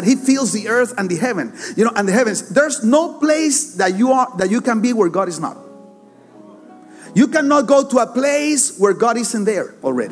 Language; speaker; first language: English; non-native, fluent; Spanish